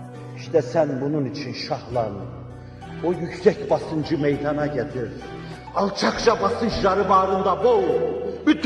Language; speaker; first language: Turkish; native; Turkish